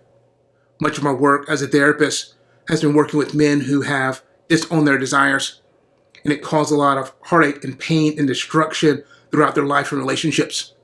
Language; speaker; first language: English; native; English